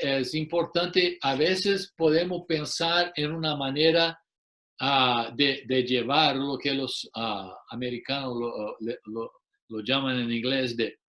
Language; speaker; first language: Spanish; non-native, fluent; English